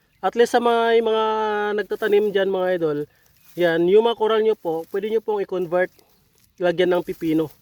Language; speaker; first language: Filipino; non-native, local second language; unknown